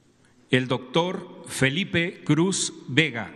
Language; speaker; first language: Spanish; native; Spanish